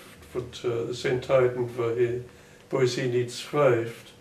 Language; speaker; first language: Dutch; non-native, fluent; English